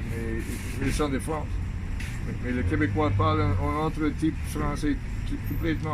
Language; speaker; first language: French; non-native, learner; English